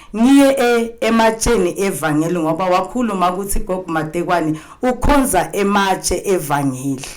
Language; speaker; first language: Zulu; non-native, local second language; Swati